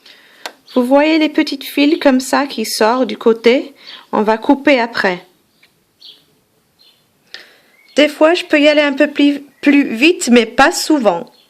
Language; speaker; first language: French; non-native, fluent; English